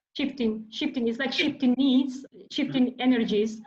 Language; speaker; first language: English; non-native, learner; Russian